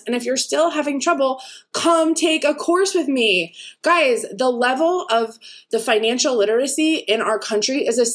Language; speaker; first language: English; native; English